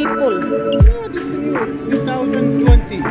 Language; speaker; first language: English; non-native, learner; Arabic